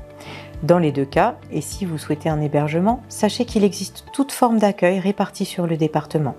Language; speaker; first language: French; native; French